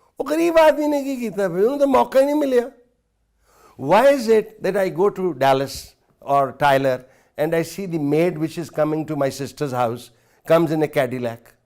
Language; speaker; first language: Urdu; non-native, local second language; Punjabi